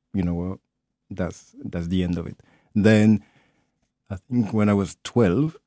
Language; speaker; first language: English; non-native, fluent; French